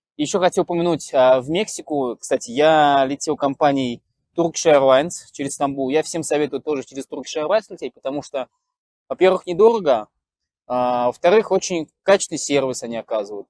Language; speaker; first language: Russian; native; Russian